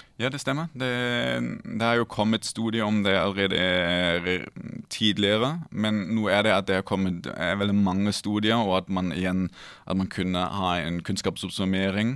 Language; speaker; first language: Norwegian; non-native, fluent; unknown